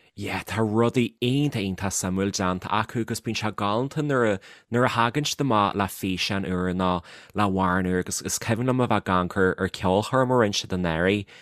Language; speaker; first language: Irish; native; Irish